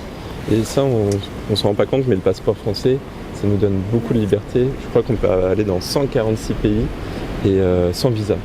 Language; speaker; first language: French; native; French